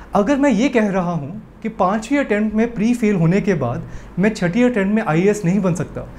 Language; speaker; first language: Hindi; native; Hindi